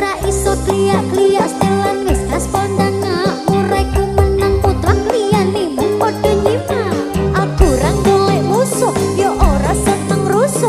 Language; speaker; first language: Indonesian; native; Indonesian